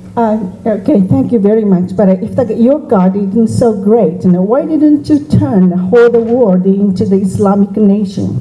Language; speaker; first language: English; non-native, fluent; Japanese